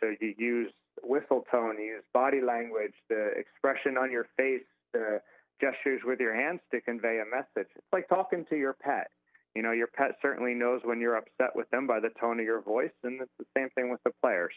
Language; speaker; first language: English; native; English